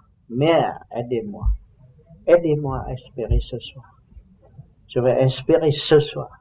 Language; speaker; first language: French; non-native, learner; Vietnamese